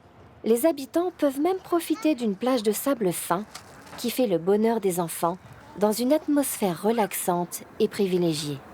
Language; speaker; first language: French; native; French